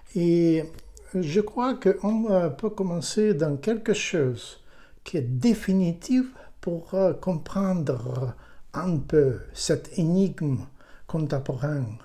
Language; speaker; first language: French; non-native, learner; Ukrainian